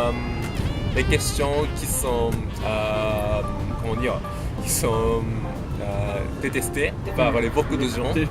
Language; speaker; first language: French; non-native, learner; Japanese